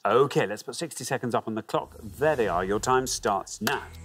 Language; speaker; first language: English; native; English